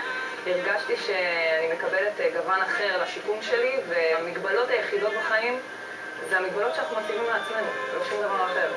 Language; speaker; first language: Hebrew; native; Hebrew